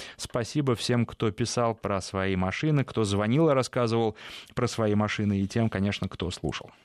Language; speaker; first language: Russian; native; Russian